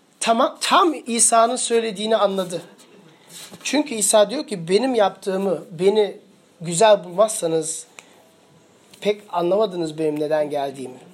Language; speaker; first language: Turkish; early bilingual, heritage; Turkish